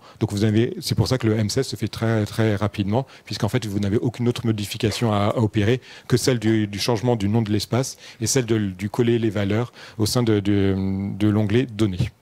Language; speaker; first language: French; native; French